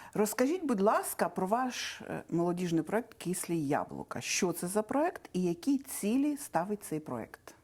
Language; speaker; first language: Ukrainian; native; Ukrainian